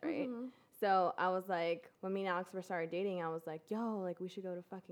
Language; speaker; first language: English; early bilingual, other home language; Spanish